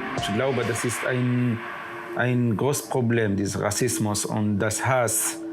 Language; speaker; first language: German; non-native, learner; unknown